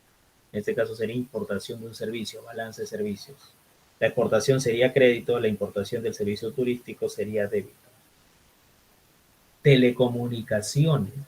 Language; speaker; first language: Spanish; native; Spanish